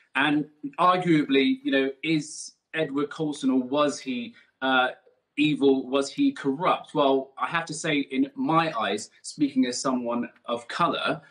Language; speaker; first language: English; native; English